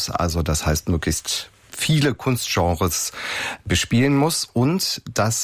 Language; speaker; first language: German; native; German